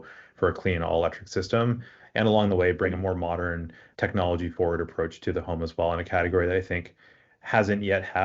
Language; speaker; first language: English; native; English